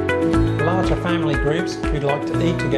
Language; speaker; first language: English; native; English